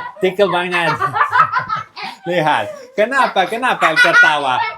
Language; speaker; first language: Indonesian; non-native, learner; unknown